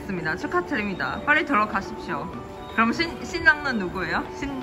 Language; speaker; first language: Korean; non-native, fluent; Chinese